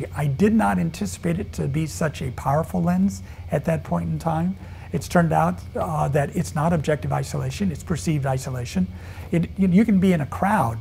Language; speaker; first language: English; native; English